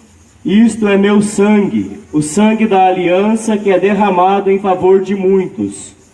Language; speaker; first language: Portuguese; native; Portuguese